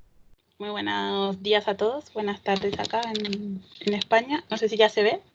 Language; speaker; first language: Spanish; native; Spanish